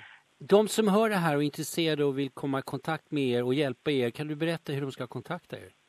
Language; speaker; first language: Swedish; native; Swedish